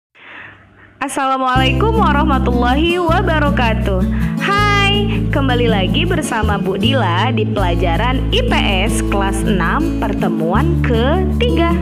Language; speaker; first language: Indonesian; native; Indonesian